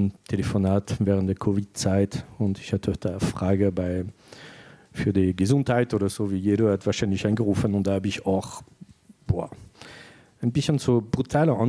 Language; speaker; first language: German; non-native, fluent; French